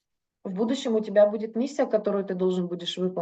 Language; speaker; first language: Russian; native; Russian